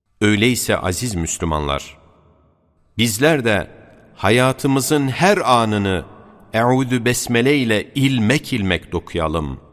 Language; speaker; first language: Turkish; native; Turkish